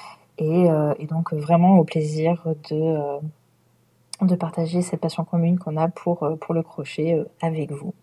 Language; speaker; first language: French; native; French